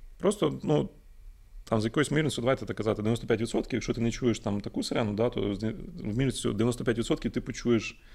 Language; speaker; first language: Ukrainian; native; Ukrainian